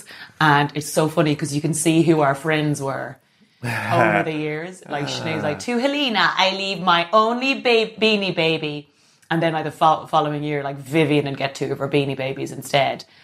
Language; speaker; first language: English; native; English